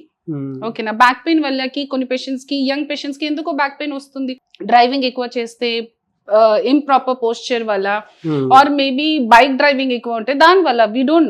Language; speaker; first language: Telugu; non-native, local second language; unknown